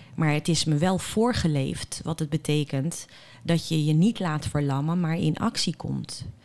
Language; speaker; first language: Dutch; early bilingual, other home language; Bosnian